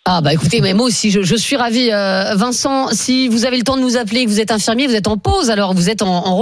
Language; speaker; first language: French; native; French